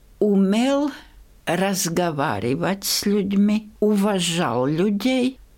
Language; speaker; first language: Russian; non-native, local second language; Latvian